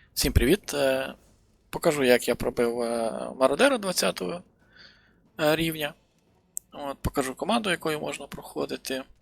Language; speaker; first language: Ukrainian; native; Ukrainian